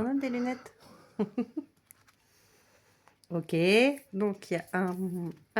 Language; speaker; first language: French; native; French